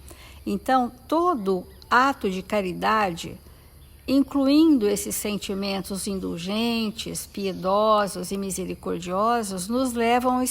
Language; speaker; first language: Portuguese; native; Portuguese